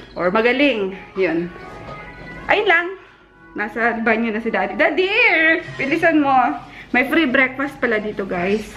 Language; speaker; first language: Filipino; native; Filipino